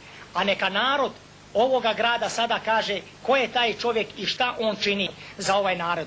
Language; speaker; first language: Bosnian; native; Bosnian